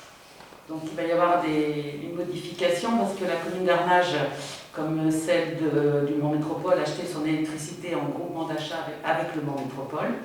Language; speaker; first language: French; native; French